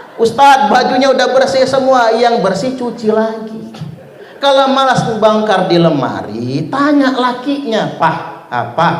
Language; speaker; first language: Indonesian; non-native, local second language; Malay